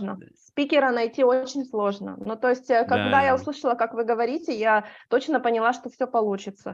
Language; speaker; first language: Russian; native; Russian